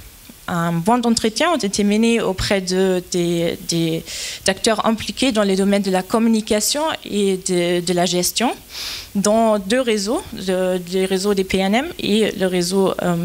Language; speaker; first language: French; non-native, fluent; German